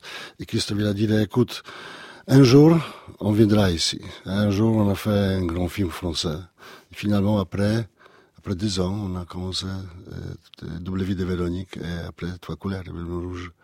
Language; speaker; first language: French; non-native, learner; Polish